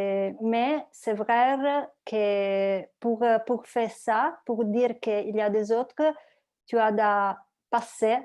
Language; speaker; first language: French; non-native, learner; Italian